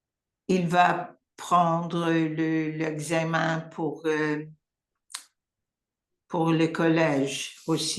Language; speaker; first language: French; non-native, learner; English